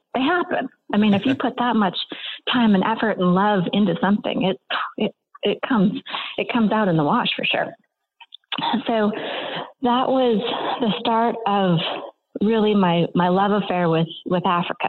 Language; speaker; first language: English; native; English